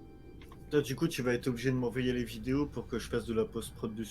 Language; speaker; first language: French; native; French